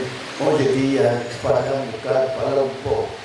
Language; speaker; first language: Portuguese; non-native, learner; Lingala